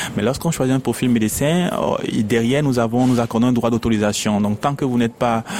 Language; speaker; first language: French; non-native, local second language; Ewe